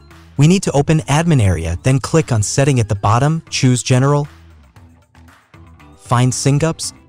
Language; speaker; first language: English; non-native, fluent; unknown